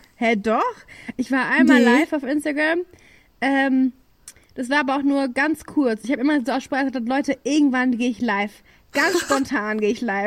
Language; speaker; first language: German; native; German